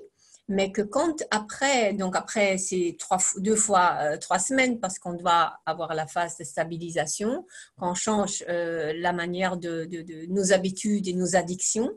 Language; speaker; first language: French; non-native, fluent; German